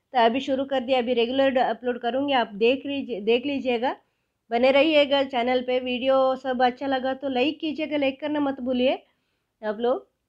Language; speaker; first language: Hindi; non-native, local second language; Kannada